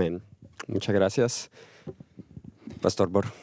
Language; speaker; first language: Spanish; native; Spanish